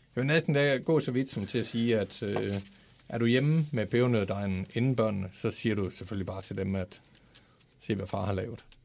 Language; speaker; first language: Danish; native; Danish